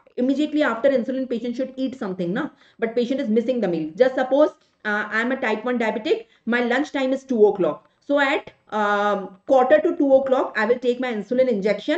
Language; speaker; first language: English; non-native, local second language; Hindi